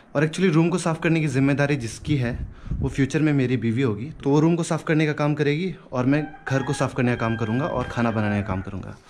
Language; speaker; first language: Hindi; non-native, local second language; Adi